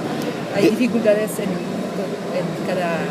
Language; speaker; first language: Spanish; non-native, learner; French